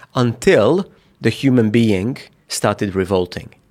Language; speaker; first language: English; non-native, fluent; Hungarian